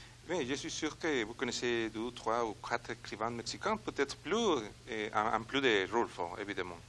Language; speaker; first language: French; non-native, learner; Spanish